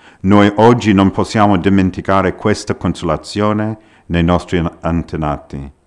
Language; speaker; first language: Italian; non-native, fluent; English